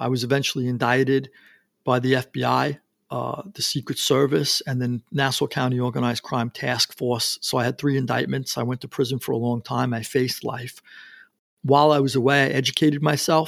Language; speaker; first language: English; native; English